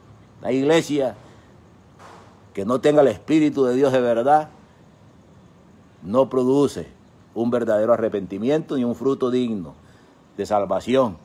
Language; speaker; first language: Spanish; native; Spanish